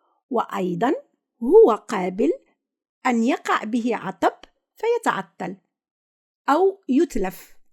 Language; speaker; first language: Arabic; native; Arabic